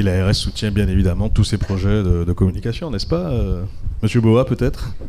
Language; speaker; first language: French; native; French